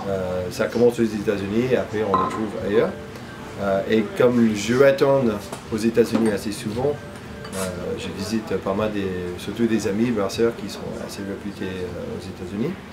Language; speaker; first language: French; non-native, fluent; English